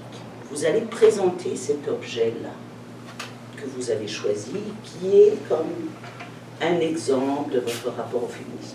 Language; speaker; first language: French; native; French